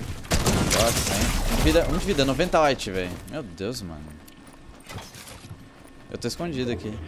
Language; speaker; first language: Portuguese; native; Portuguese